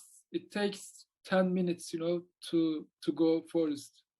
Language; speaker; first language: English; non-native, learner; Turkish